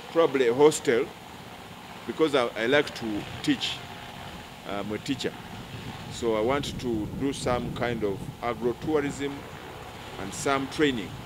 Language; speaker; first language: English; non-native, local second language; Ganda